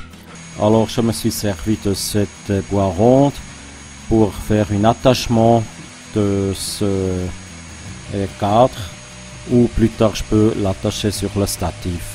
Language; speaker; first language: French; non-native, local second language; German